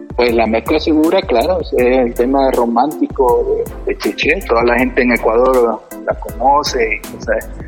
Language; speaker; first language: Spanish; native; Spanish